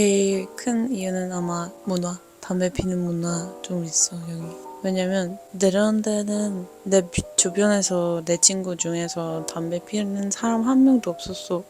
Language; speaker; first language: Korean; non-native, fluent; Dutch